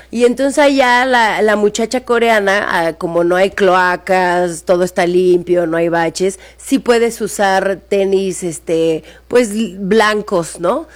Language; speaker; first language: Spanish; native; Spanish